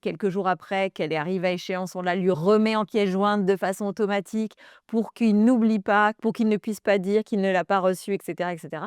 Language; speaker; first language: French; native; French